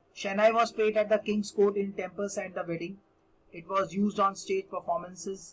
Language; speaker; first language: English; non-native, local second language; Hindi